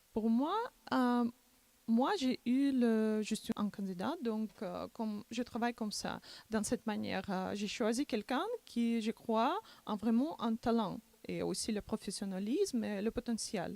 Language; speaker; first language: French; non-native, learner; Macedonian